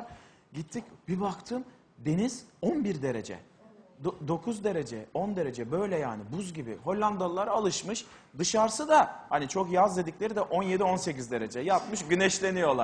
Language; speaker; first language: Turkish; native; Turkish